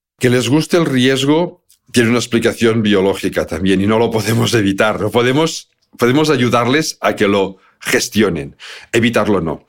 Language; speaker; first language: Spanish; native; Spanish